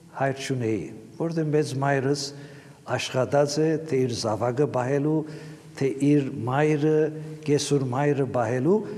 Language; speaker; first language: Armenian; native; Armenian